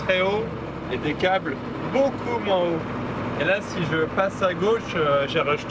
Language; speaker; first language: French; native; French